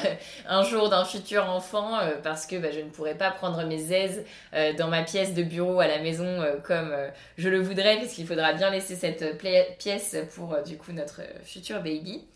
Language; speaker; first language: French; native; French